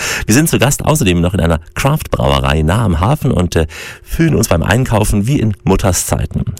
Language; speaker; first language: German; native; German